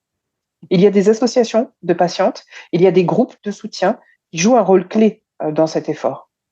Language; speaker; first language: French; native; French